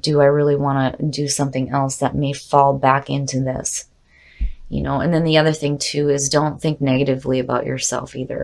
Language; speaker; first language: English; native; English